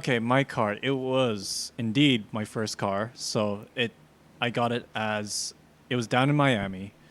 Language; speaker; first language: English; native; English